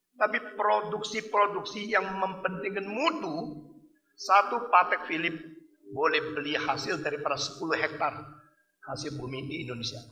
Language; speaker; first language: Indonesian; non-native, fluent; Chinese